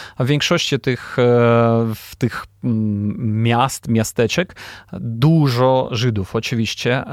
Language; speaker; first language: Polish; non-native, fluent; Ukrainian